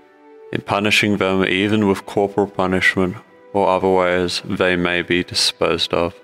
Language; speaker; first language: English; native; English